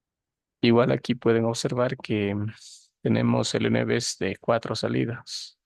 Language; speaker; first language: Spanish; native; Spanish